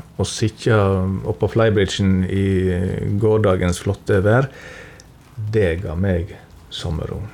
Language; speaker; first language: Norwegian; native; Norwegian